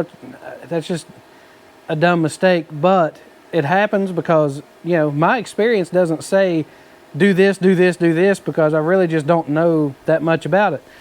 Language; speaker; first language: English; native; English